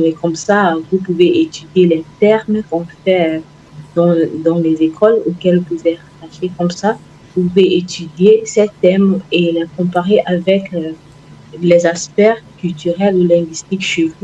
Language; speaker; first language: French; non-native, fluent; Igbo